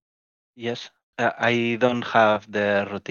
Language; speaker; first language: English; non-native, learner; Spanish